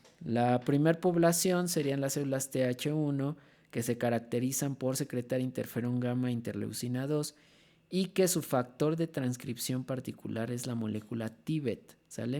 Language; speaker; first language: Spanish; native; Spanish